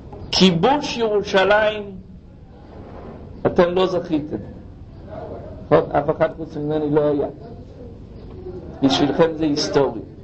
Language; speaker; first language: Hebrew; non-native, fluent; English